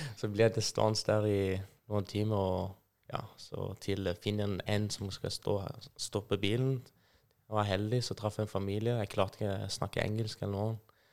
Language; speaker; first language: Norwegian; non-native, fluent; Persian